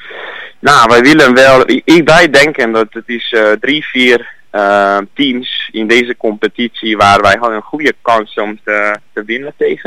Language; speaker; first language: Dutch; non-native, learner; Hungarian